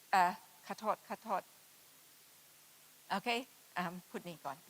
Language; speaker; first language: Thai; non-native, fluent; English